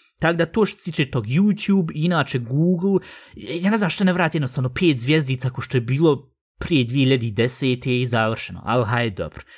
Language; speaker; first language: Bosnian; early bilingual, heritage; Bosnian